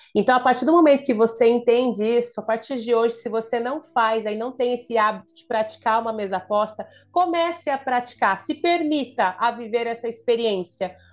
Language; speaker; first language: Portuguese; native; Portuguese